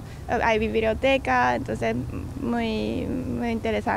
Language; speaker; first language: Spanish; non-native, learner; Japanese